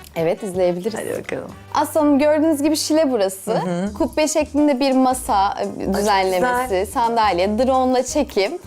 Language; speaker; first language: Turkish; native; Turkish